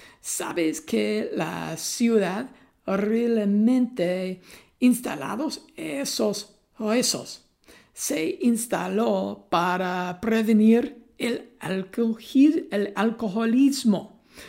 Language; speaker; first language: Spanish; non-native, learner; English